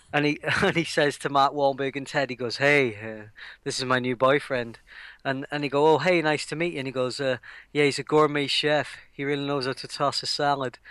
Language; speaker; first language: English; native; English